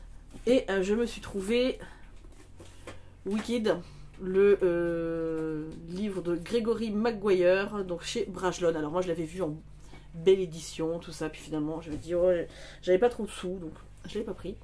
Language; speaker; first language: French; native; French